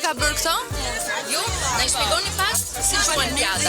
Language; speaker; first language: Albanian; native; Albanian